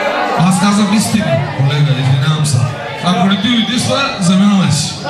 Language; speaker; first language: Bulgarian; non-native, local second language; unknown